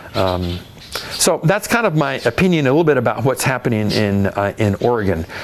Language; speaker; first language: English; native; English